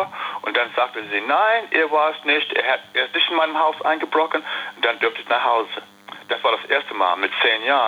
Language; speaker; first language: German; non-native, fluent; English